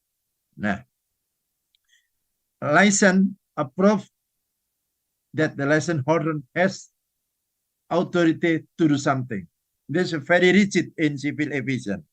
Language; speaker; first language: English; non-native, fluent; Indonesian